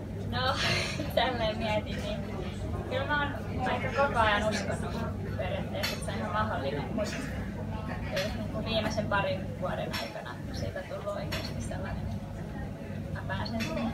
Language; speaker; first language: Finnish; native; Finnish